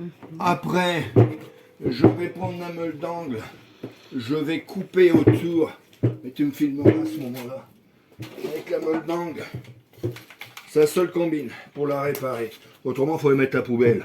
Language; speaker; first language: French; native; French